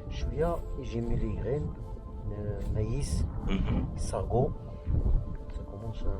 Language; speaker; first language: French; non-native, learner; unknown